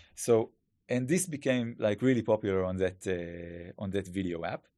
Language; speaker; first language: English; non-native, fluent; Hebrew